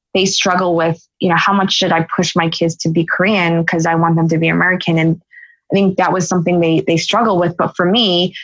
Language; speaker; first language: English; native; English